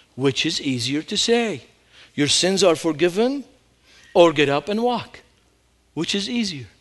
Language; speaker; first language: English; non-native, fluent; Arabic